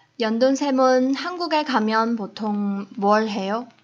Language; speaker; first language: Korean; non-native, fluent; Chinese